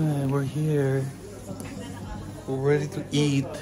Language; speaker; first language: English; non-native, local second language; Filipino